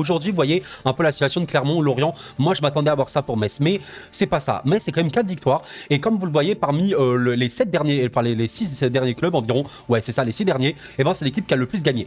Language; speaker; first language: French; native; French